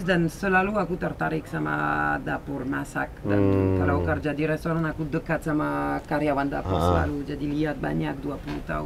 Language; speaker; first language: Indonesian; non-native, fluent; French